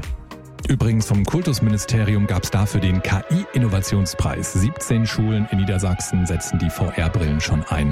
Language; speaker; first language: German; native; German